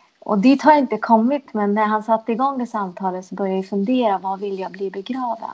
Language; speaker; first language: Swedish; early bilingual, other home language; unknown